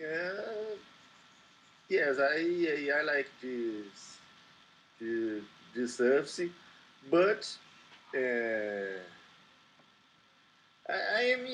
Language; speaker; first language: English; non-native, learner; Portuguese